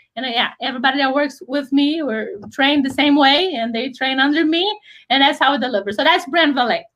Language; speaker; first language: English; non-native, fluent; Portuguese